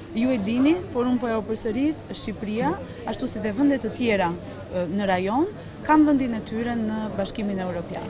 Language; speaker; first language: Albanian; native; Albanian